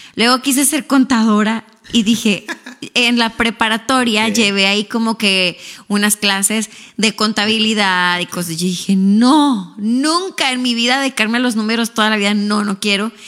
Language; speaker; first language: Spanish; native; Spanish